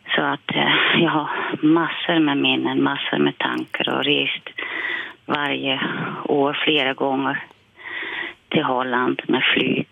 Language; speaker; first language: Swedish; non-native, fluent; Dutch